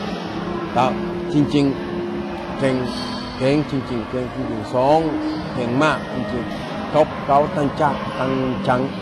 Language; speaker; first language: Thai; non-native, learner; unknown